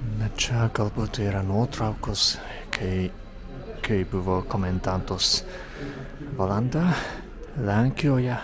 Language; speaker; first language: Lithuanian; non-native, learner; Japanese